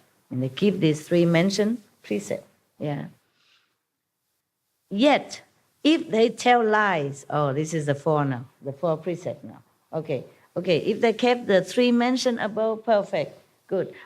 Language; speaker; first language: English; non-native, fluent; Vietnamese